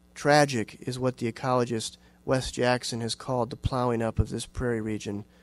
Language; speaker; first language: English; native; English